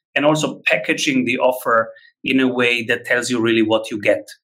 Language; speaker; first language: English; non-native, fluent; Italian